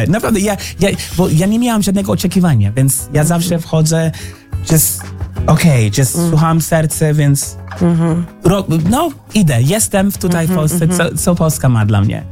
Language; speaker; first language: Polish; non-native, fluent; English